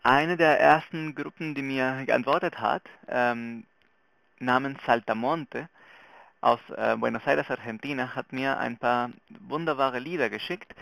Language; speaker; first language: German; non-native, fluent; Spanish